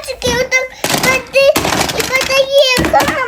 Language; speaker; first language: Russian; non-native, local second language; Kazakh